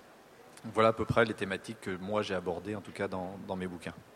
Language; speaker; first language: French; native; French